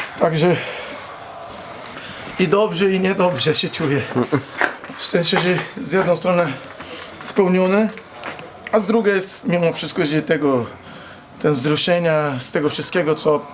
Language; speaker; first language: Polish; non-native, fluent; Portuguese